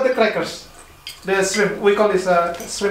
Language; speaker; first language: English; non-native, fluent; Indonesian